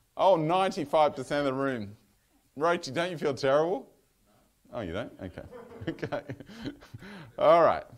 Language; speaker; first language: English; native; English